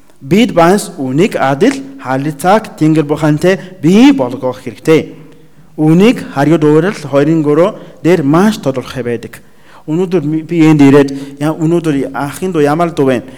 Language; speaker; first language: Mongolian; non-native, learner; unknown